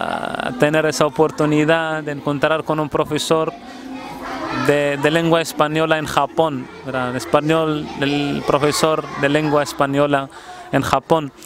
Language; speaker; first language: Spanish; non-native, fluent; Arabic